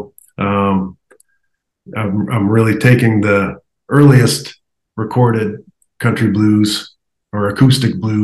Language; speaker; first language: English; native; English